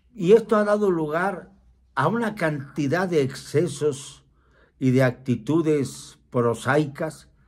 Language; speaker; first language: Spanish; native; Spanish